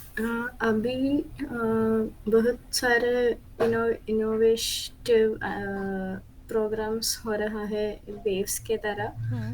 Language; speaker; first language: Hindi; non-native, local second language; Malayalam